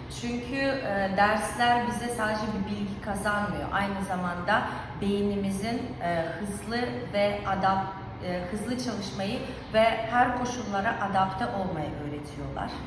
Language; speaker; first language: Turkish; non-native, fluent; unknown